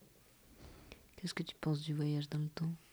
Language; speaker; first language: French; native; French